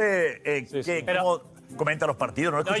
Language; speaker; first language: Spanish; native; Spanish